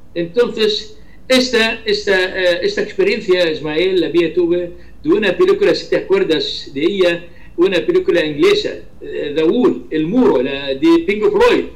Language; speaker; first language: Spanish; non-native, fluent; Arabic